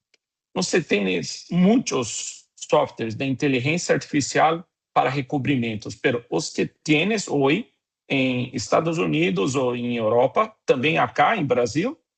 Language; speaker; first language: Portuguese; non-native, fluent; Spanish